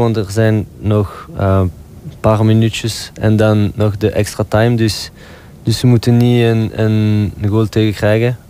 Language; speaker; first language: Dutch; non-native, local second language; French